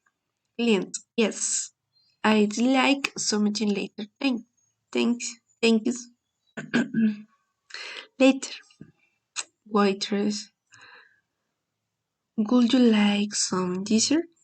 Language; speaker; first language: English; non-native, learner; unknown